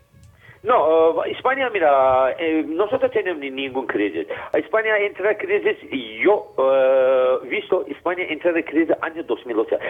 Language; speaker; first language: Spanish; non-native, learner; Azerbaijani